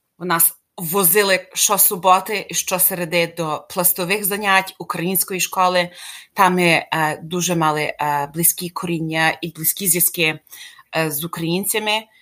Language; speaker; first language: Ukrainian; early bilingual, heritage; Ukrainian